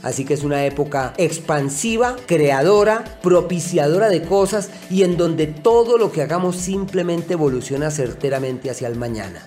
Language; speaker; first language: Spanish; native; Spanish